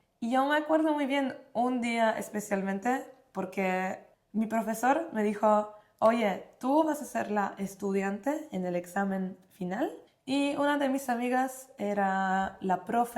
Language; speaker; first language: Spanish; non-native, fluent; Polish